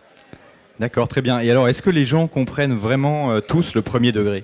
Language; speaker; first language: French; native; French